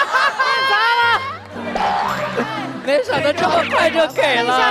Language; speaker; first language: Chinese; native; Chinese